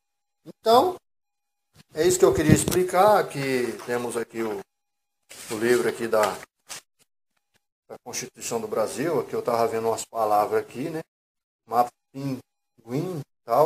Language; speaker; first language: Portuguese; native; Portuguese